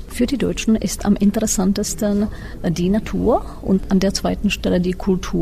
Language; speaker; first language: German; non-native, fluent; Czech